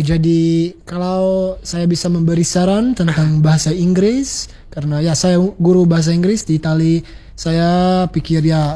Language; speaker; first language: Indonesian; non-native, fluent; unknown